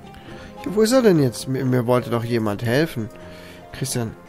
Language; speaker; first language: German; native; German